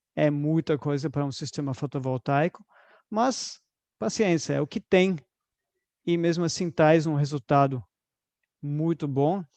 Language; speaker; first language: Portuguese; non-native, fluent; German